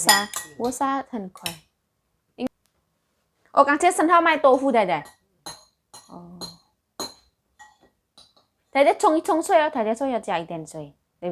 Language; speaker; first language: Chinese; non-native, learner; Indonesian